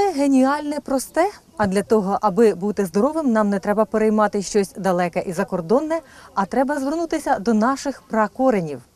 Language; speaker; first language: Ukrainian; native; Ukrainian